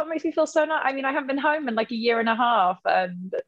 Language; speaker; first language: English; native; English